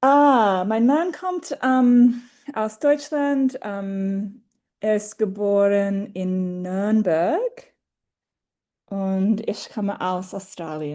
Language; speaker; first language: German; non-native, learner; English